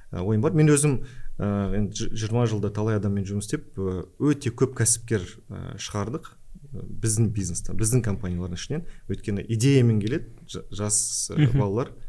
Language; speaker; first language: Kazakh; native; Kazakh